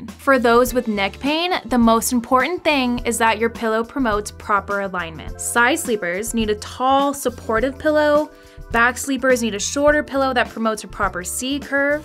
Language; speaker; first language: English; native; English